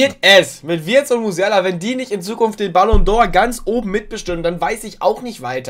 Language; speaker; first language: German; native; German